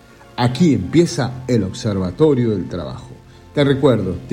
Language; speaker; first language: Spanish; native; Spanish